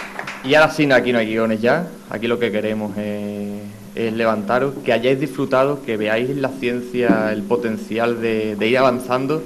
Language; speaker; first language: Spanish; native; Spanish